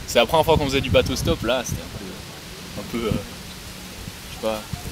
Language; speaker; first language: French; native; French